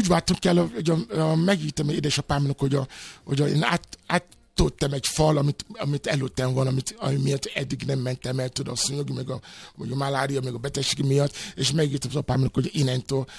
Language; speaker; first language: Hungarian; non-native, learner; Yoruba